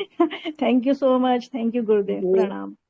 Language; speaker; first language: Hindi; native; Hindi